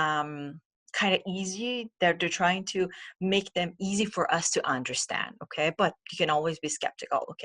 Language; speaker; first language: English; non-native, fluent; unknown